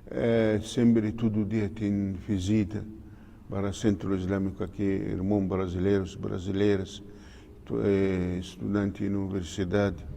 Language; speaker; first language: Portuguese; non-native, learner; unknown